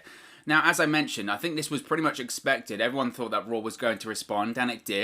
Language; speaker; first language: English; native; English